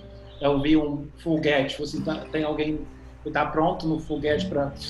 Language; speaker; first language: Portuguese; non-native, fluent; English